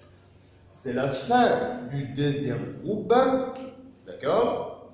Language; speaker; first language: French; non-native, fluent; Arabic